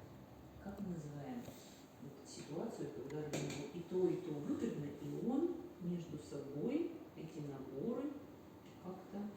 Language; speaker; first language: Russian; native; Russian